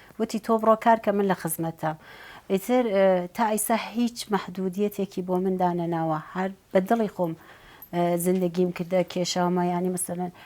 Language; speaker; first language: Central Kurdish; native; Central Kurdish